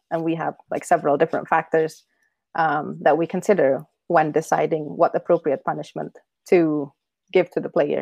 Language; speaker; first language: English; non-native, fluent; Indonesian